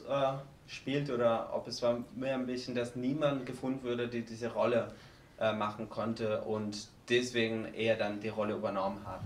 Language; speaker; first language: German; non-native, learner; Spanish